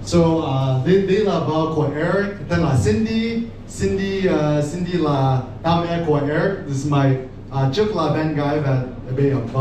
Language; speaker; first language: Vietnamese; non-native, learner; English